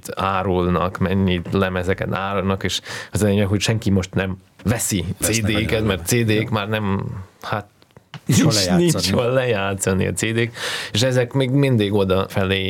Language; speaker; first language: Hungarian; non-native, fluent; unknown